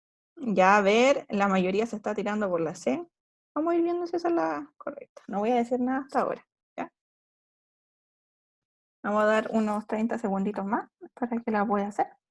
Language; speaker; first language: Spanish; native; Spanish